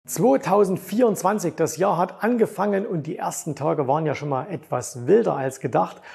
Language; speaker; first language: German; native; German